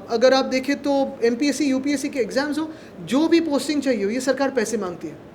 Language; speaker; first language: Hindi; non-native, local second language; Marathi